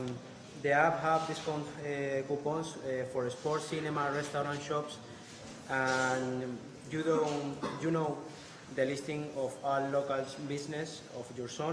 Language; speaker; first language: English; non-native, learner; Spanish